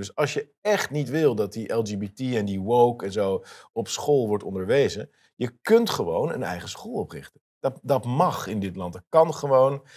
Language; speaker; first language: Dutch; native; Dutch